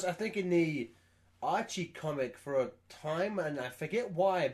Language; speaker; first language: English; native; English